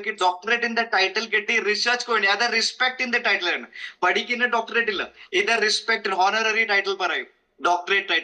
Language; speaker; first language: Malayalam; non-native, fluent; Hindi